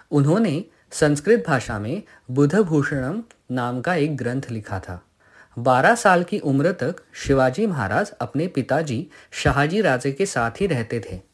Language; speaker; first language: Hindi; non-native, local second language; Marathi